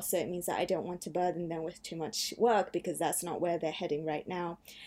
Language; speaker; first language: English; early bilingual, other home language; Japanese